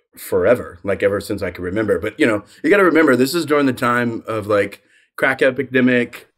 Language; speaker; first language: English; native; English